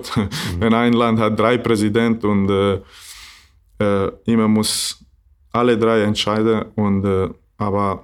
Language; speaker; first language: German; non-native, learner; Bosnian